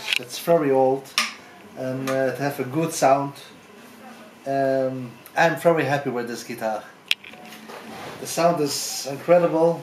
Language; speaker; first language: English; non-native, learner; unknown